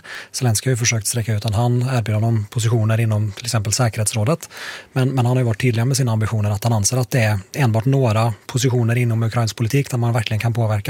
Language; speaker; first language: Swedish; native; Swedish